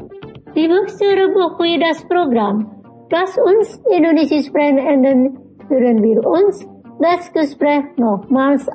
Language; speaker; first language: German; non-native, learner; Indonesian